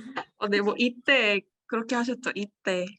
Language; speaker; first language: Korean; native; Korean